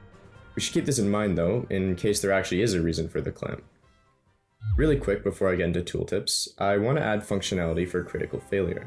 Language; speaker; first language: English; native; English